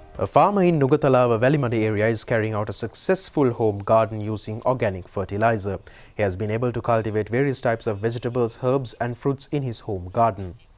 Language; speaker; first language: English; non-native, local second language; Sinhala